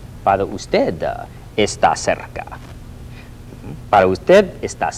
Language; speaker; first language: Spanish; non-native, fluent; English